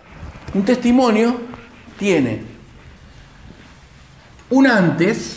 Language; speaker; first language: Spanish; native; Spanish